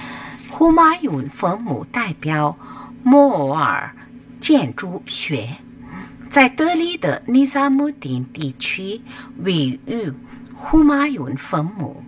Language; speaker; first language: Chinese; non-native, learner; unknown